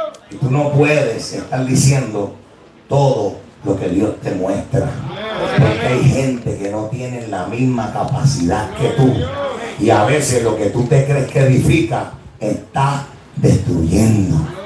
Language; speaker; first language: Spanish; early bilingual, heritage; Spanish